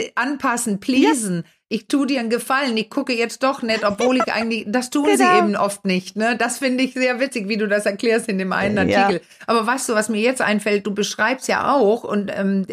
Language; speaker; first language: German; non-native, fluent; Danish